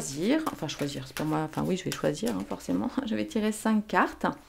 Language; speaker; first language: French; native; French